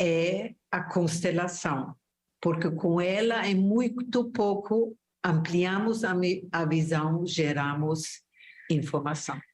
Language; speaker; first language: Portuguese; non-native, fluent; German